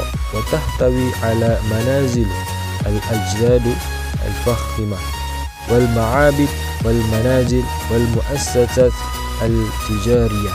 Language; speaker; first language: Arabic; non-native, learner; Malay